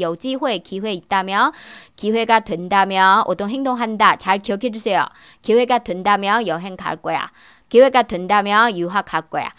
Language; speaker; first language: Korean; non-native, fluent; Chinese